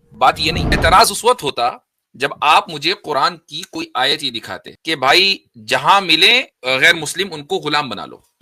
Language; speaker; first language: Hindi; native; Hindi